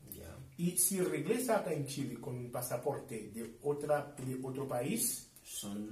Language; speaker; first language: Spanish; non-native, fluent; Haitian Creole